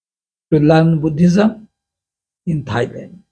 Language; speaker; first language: English; non-native, local second language; Hindi